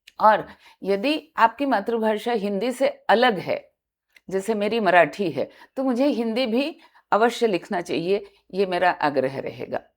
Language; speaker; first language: Hindi; non-native, local second language; Marathi